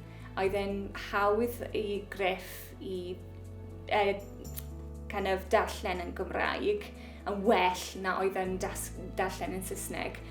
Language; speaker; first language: Welsh; non-native, local second language; English